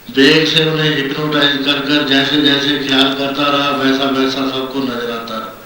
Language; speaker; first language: Hindi; non-native, local second language; Punjabi